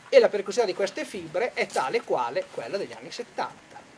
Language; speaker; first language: Italian; native; Italian